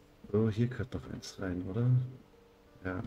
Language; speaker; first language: German; native; German